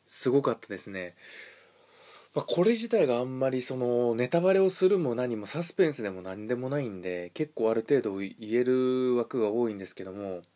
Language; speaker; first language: Japanese; native; Japanese